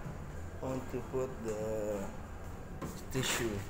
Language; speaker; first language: English; non-native, learner; Indonesian